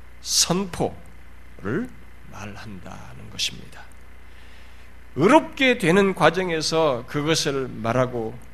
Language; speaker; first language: Korean; native; Korean